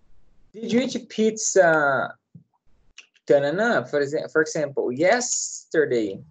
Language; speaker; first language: English; non-native, learner; Portuguese